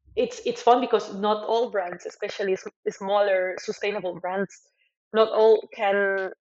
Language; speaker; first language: English; non-native, fluent; Spanish